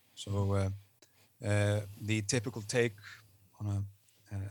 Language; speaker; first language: English; non-native, fluent; Icelandic